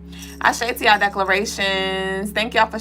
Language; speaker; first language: English; native; English